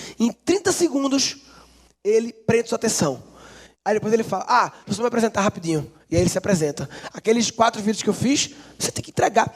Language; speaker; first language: Portuguese; native; Portuguese